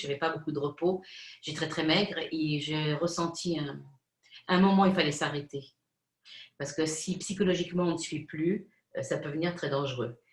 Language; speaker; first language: French; non-native, fluent; Spanish